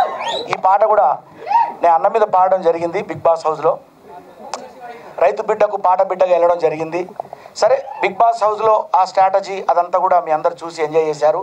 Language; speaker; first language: Telugu; native; Telugu